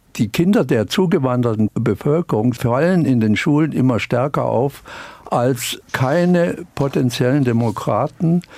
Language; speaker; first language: German; native; German